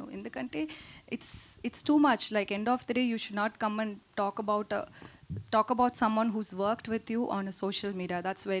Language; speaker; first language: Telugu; non-native, local second language; Tamil